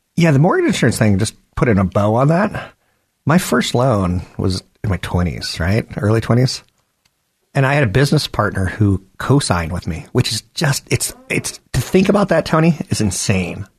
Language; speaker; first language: English; native; English